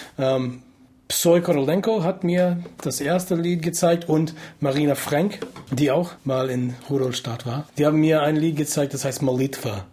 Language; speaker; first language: German; non-native, fluent; English